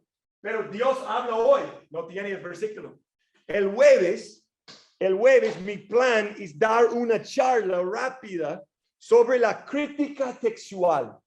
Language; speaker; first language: Spanish; non-native, fluent; English